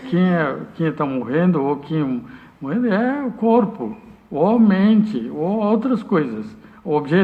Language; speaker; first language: Portuguese; non-native, learner; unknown